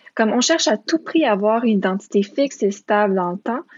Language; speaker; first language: French; early bilingual, other home language; Romanian